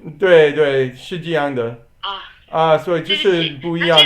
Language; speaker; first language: Chinese; non-native, learner; English